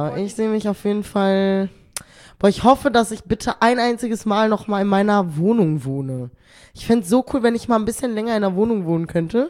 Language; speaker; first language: German; native; German